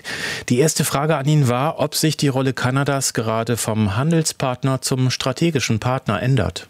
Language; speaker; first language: German; native; German